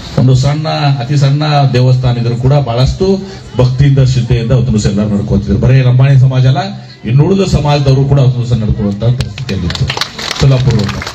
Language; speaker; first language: Kannada; native; Kannada